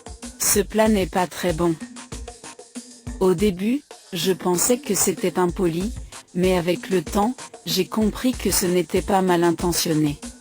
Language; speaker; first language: French; non-native, fluent; Thai